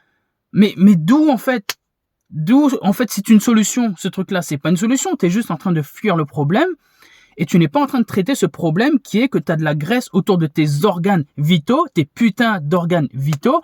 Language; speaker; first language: French; native; French